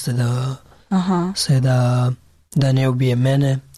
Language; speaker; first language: Serbian; non-native, learner; Pashto